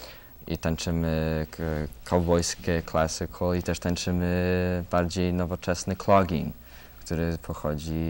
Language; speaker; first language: Polish; early bilingual, heritage; Polish